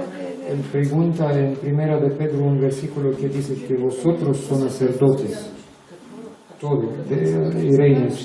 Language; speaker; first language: Spanish; non-native, learner; Bulgarian